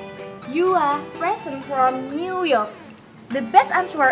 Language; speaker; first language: English; non-native, learner; Indonesian